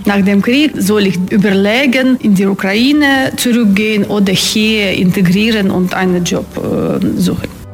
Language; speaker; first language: German; non-native, learner; Ukrainian